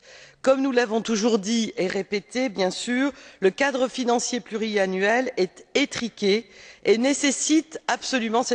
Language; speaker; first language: French; native; French